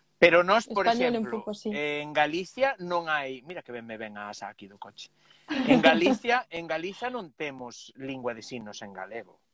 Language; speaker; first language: Galician; non-native, local second language; Spanish